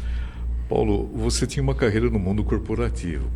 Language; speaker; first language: Portuguese; native; Portuguese